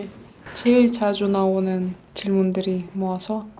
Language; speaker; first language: Korean; non-native, learner; Russian